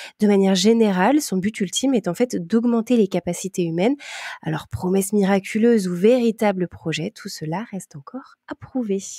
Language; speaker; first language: French; native; French